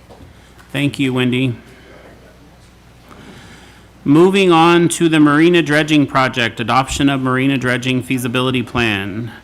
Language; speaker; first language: English; native; English